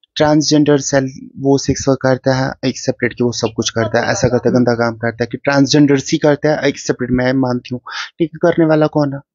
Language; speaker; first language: Hindi; non-native, local second language; Kashmiri